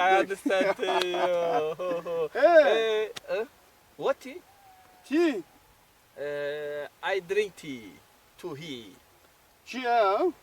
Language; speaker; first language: English; non-native, learner; Turkish